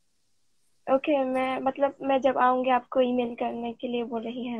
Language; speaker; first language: Hindi; non-native, learner; Bangla